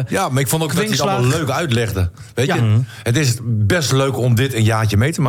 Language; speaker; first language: Dutch; native; Dutch